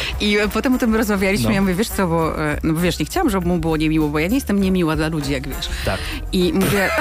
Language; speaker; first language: Polish; native; Polish